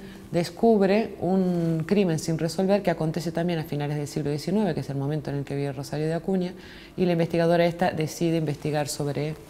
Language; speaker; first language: Spanish; native; Spanish